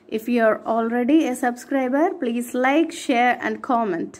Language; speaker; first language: English; non-native, local second language; Telugu